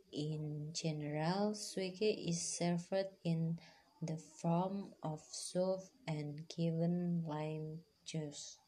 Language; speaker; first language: English; non-native, fluent; Indonesian